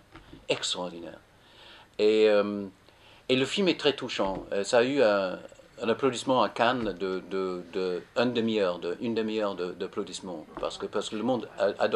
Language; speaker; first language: French; non-native, fluent; English